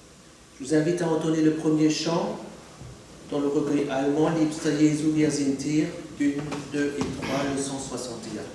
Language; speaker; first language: French; native; French